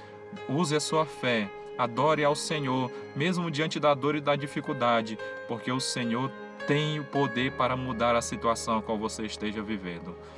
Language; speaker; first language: Portuguese; native; Portuguese